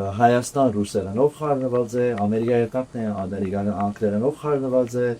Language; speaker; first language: Armenian; early bilingual, heritage; Armenian